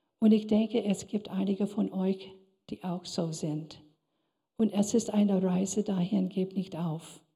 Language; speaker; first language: German; non-native, fluent; English